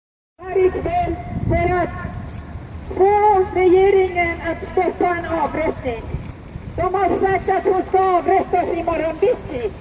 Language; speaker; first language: Swedish; non-native, fluent; Persian